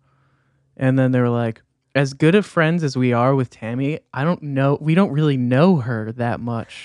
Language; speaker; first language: English; native; English